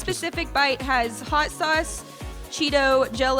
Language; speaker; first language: English; native; English